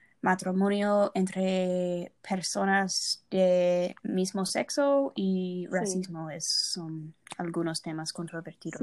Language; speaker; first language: Spanish; non-native, learner; English